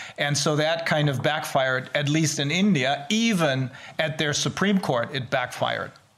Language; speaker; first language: English; non-native, fluent; German